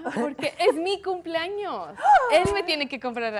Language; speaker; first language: Spanish; early bilingual, heritage; Spanish